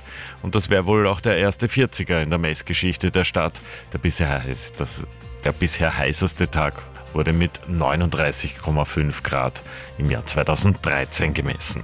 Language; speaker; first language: German; native; German